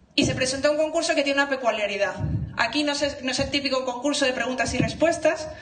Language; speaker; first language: Spanish; native; Spanish